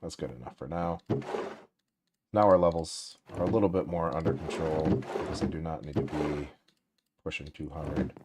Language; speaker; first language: English; native; English